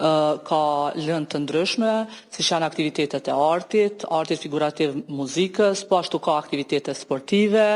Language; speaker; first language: Albanian; native; Albanian